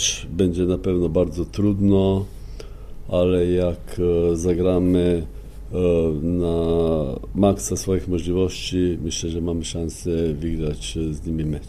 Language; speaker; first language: Polish; non-native, fluent; Slovenian